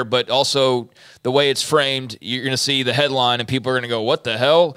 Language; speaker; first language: English; native; English